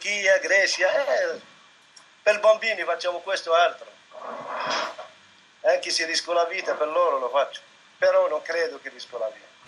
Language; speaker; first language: Italian; non-native, fluent; Arabic